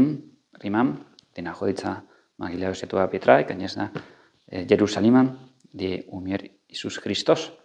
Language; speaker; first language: Russian; non-native, fluent; Spanish